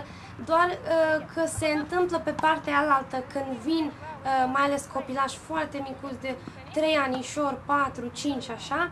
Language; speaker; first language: Romanian; early bilingual, heritage; Romanian